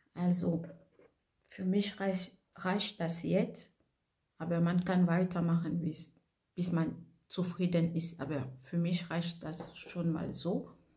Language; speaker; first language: German; non-native, fluent; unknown